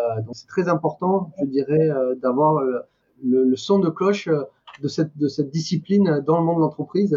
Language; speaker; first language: French; non-native, fluent; Persian